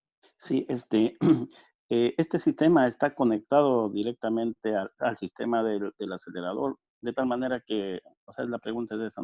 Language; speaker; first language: Spanish; native; Spanish